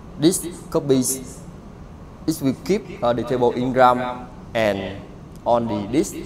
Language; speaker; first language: English; non-native, learner; Vietnamese